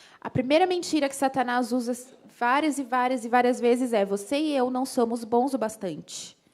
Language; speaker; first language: Portuguese; native; Portuguese